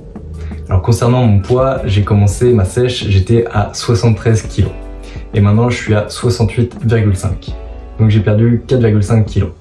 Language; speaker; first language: French; native; French